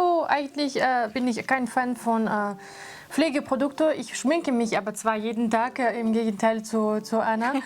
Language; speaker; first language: German; non-native, fluent; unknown